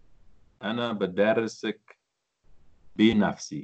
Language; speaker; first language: Arabic; non-native, learner; English